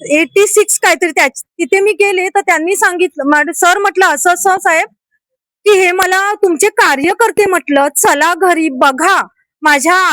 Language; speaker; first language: Marathi; native; Marathi